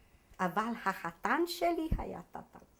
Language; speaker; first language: Hebrew; non-native, fluent; Hungarian